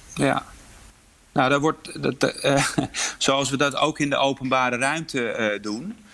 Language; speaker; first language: Dutch; early bilingual, other home language; Polish